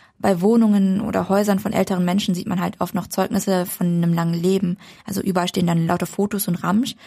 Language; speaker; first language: German; early bilingual, other home language; Vietnamese